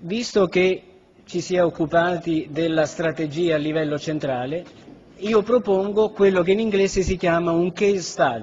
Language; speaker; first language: Italian; native; Italian